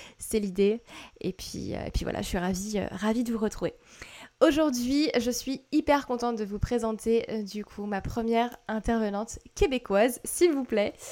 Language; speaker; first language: French; native; French